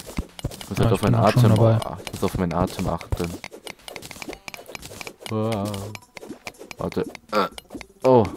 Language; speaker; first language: German; native; German